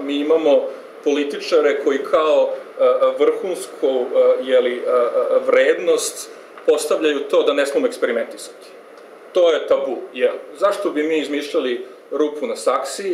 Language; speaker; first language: Serbian; native; Serbian